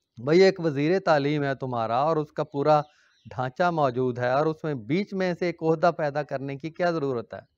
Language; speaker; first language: Urdu; non-native, local second language; Punjabi